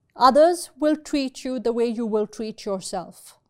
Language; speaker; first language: English; non-native, local second language; Urdu